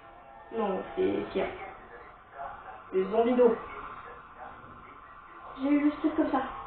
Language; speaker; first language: French; native; French